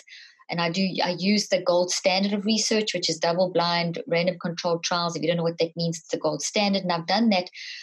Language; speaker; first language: English; native; English